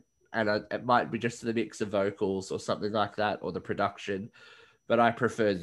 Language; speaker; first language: English; native; English